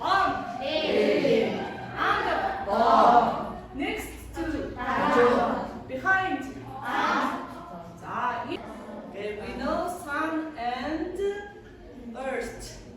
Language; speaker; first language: English; non-native, fluent; Mongolian